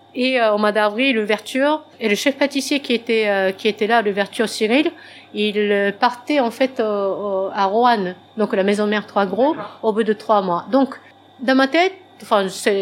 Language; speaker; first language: French; non-native, fluent; Japanese